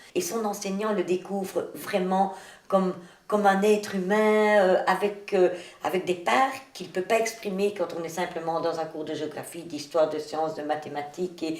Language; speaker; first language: French; native; French